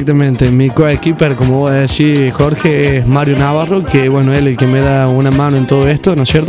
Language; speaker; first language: Spanish; native; Spanish